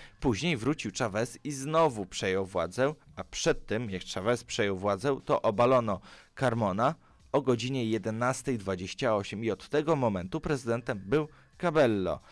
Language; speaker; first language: Polish; native; Polish